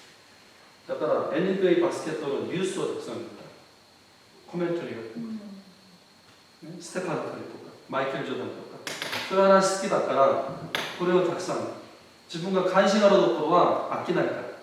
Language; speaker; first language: Japanese; non-native, fluent; Korean